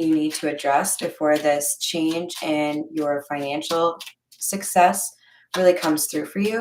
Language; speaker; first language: English; native; English